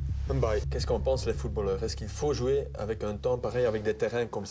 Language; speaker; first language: French; non-native, local second language; Dutch